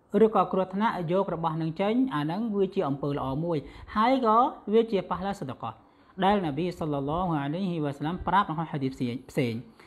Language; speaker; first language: Khmer; non-native, local second language; Western Cham